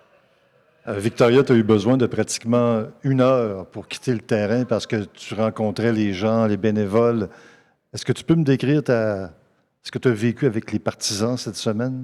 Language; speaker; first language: French; native; French